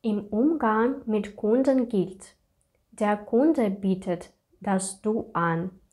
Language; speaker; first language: German; non-native, fluent; Russian